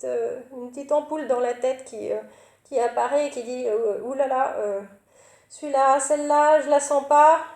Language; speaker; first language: French; native; French